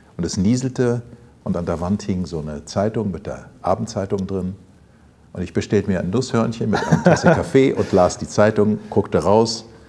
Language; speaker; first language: German; native; German